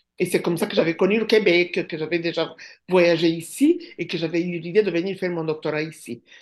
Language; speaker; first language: French; non-native, local second language; Kinyarwanda